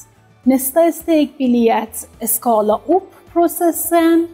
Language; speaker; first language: Swedish; non-native, fluent; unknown